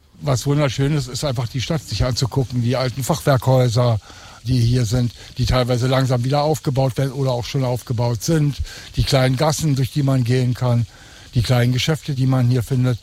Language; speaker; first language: German; native; German